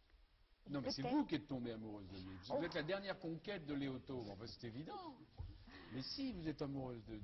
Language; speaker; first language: French; native; French